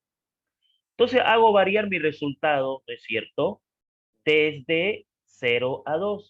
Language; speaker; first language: Spanish; native; Spanish